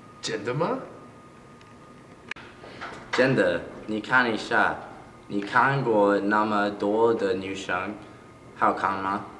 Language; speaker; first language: Chinese; non-native, learner; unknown